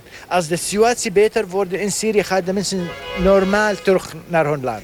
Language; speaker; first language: Dutch; non-native, learner; Arabic